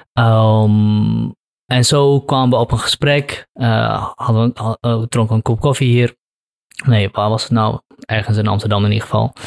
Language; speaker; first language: Dutch; early bilingual, other home language; Kurdish